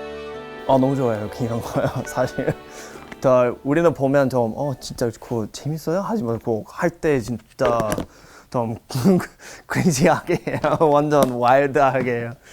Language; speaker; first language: Korean; non-native, learner; English